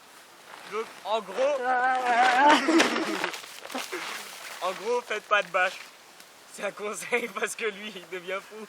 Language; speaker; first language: French; native; French